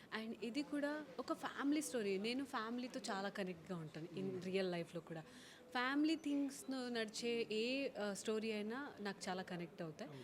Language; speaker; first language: Telugu; non-native, fluent; Hindi